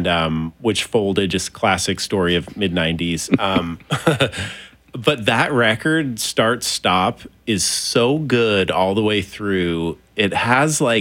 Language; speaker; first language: English; native; English